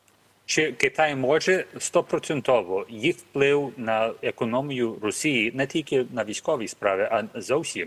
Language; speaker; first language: Ukrainian; early bilingual, heritage; Ukrainian